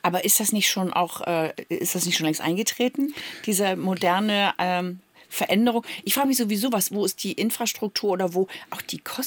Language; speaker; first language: German; native; German